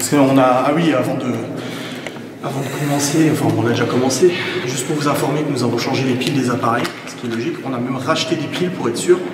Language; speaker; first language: French; native; French